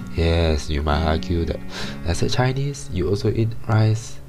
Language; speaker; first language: English; non-native, local second language; Chinese